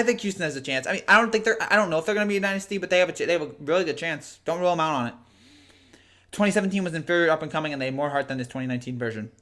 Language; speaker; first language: English; native; English